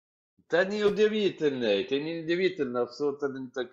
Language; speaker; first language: Russian; non-native, fluent; Arabic